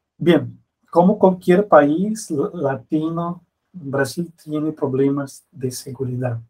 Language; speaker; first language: Spanish; non-native, fluent; Portuguese